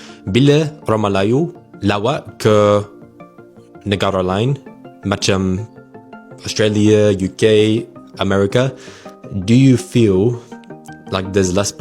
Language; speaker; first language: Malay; non-native, learner; English